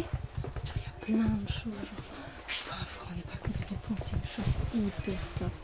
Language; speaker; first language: French; native; French